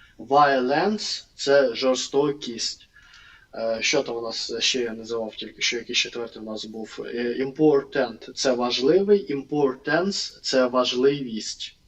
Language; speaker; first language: Ukrainian; non-native, local second language; Russian